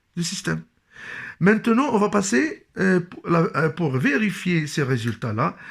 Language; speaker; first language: French; non-native, local second language; Arabic